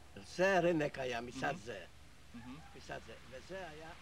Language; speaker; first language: Hebrew; non-native, fluent; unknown